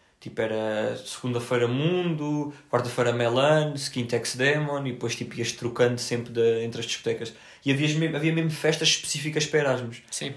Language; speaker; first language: Portuguese; native; Portuguese